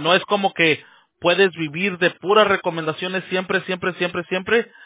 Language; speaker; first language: Spanish; early bilingual, heritage; Spanish